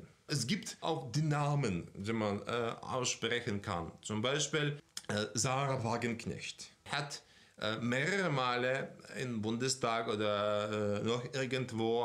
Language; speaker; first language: German; non-native, fluent; Russian